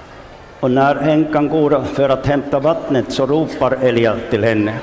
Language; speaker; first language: Swedish; non-native, local second language; Finnish